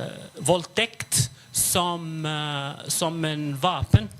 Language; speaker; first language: Swedish; non-native, fluent; Arabic